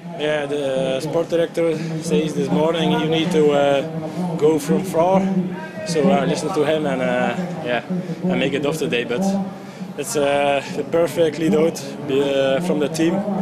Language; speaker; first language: English; non-native, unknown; Dutch